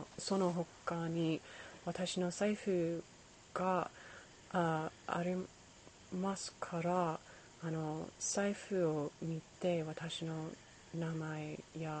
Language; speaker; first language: Japanese; non-native, learner; English